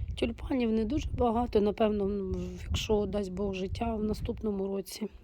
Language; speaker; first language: Ukrainian; native; Ukrainian